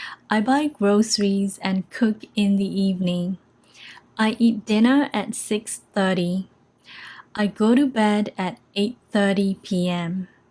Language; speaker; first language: English; non-native, fluent; Burmese